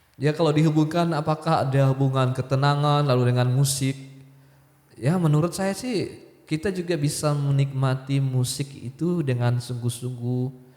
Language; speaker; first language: Indonesian; non-native, local second language; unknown